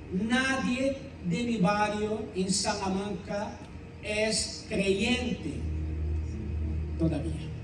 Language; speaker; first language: Spanish; non-native, fluent; Portuguese